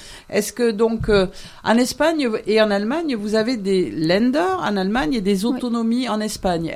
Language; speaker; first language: French; native; French